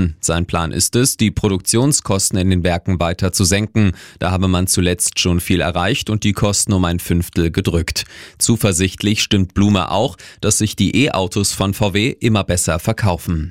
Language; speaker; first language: German; native; German